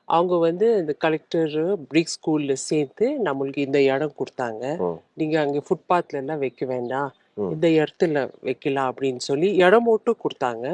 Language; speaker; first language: Tamil; non-native, local second language; Tibetan